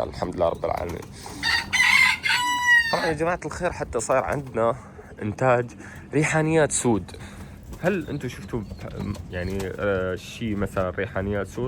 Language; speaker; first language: Arabic; native; Arabic